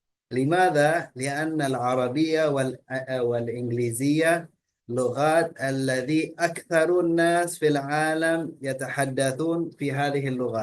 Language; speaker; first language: Arabic; early bilingual, heritage; Indonesian